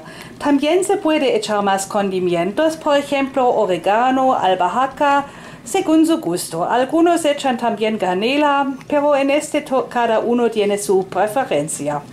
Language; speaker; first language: Spanish; non-native, fluent; German